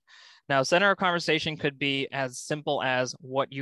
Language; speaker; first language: English; native; English